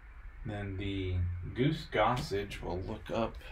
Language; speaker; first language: English; native; English